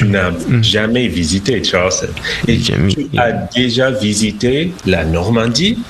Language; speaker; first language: French; non-native, fluent; English